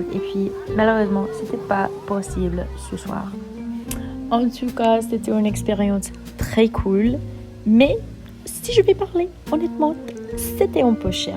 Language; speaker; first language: French; non-native, fluent; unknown